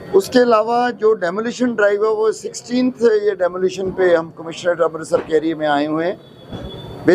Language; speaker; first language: Hindi; non-native, local second language; Punjabi